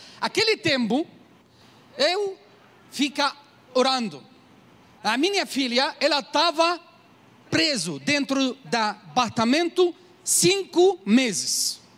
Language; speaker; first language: Portuguese; non-native, learner; Arabic